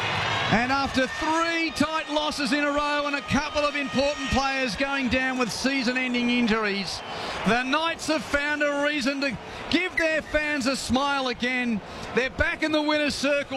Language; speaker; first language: English; native; English